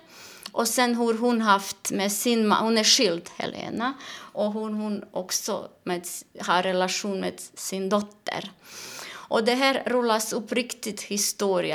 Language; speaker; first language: Swedish; non-native, fluent; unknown